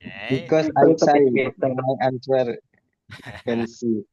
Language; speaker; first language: English; non-native, learner; Indonesian